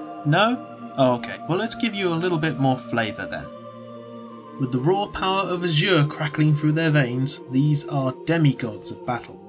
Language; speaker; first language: English; native; English